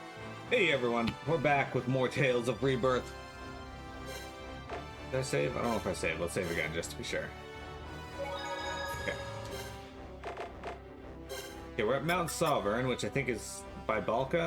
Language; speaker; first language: English; native; English